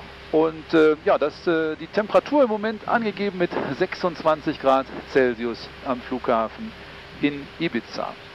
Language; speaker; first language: German; native; German